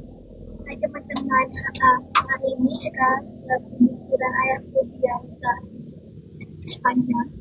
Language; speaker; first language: Indonesian; non-native, learner; Spanish